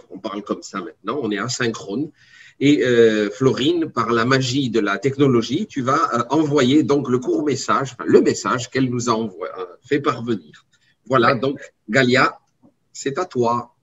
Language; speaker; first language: French; native; French